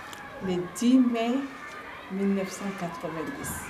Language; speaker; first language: French; early bilingual, other home language; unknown